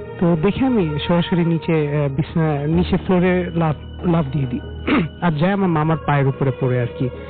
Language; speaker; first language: Bangla; early bilingual, heritage; Bangla